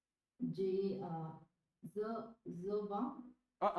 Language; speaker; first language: French; non-native, learner; Hindi